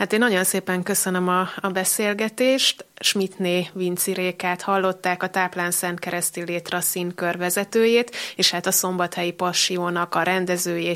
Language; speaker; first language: Hungarian; native; Hungarian